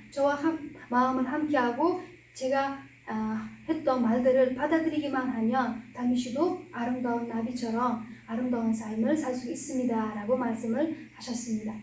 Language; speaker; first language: Korean; non-native, fluent; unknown